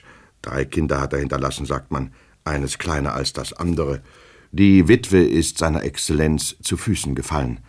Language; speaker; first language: German; native; German